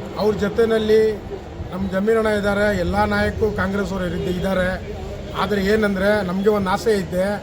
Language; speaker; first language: Kannada; non-native, local second language; Urdu